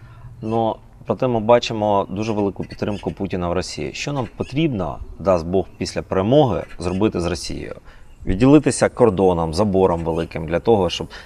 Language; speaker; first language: Ukrainian; native; Ukrainian